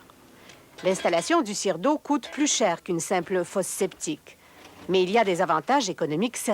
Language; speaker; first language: French; native; French